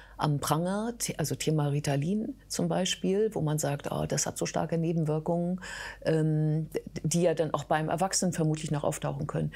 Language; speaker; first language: German; native; German